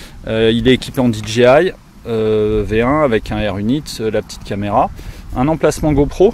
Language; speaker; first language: French; native; French